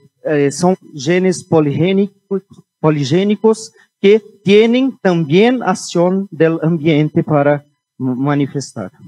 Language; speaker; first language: Spanish; non-native, fluent; Portuguese